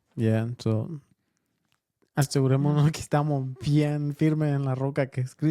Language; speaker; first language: Spanish; early bilingual, heritage; Spanish